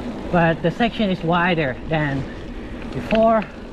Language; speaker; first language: English; non-native, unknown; Thai